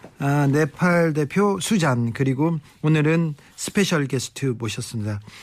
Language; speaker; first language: Korean; native; Korean